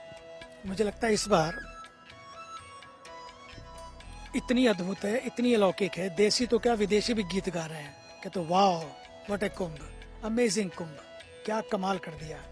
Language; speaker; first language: Hindi; native; Hindi